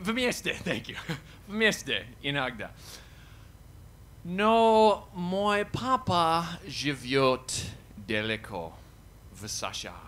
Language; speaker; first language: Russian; non-native, learner; English